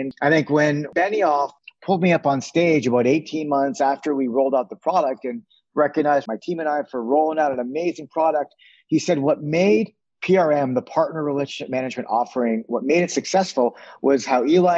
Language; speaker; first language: English; native; English